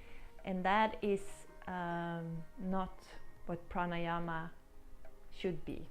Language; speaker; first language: English; non-native, fluent; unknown